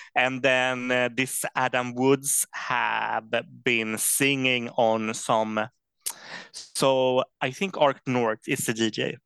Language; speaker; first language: English; non-native, fluent; Swedish